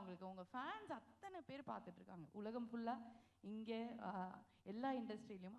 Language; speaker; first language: Tamil; native; Tamil